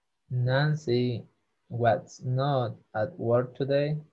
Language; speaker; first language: English; non-native, learner; Spanish